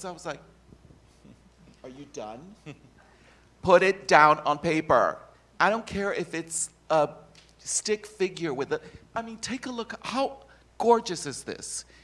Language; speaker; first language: English; native; English